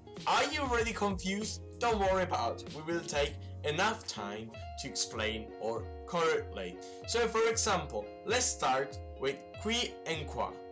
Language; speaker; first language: English; non-native, fluent; Italian